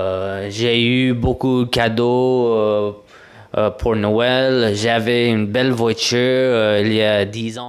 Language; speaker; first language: French; non-native, fluent; English